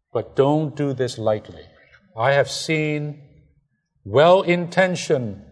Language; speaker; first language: English; non-native, fluent; Chinese